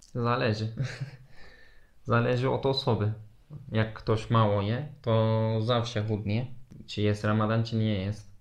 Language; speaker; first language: Polish; non-native, learner; Turkish